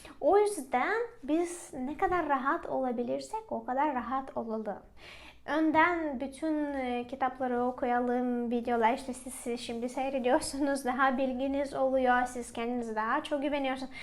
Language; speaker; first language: Turkish; non-native, fluent; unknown